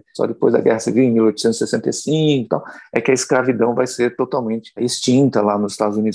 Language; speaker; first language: Portuguese; native; Portuguese